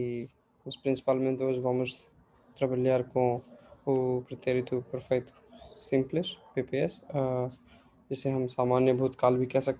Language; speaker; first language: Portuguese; non-native, fluent; Hindi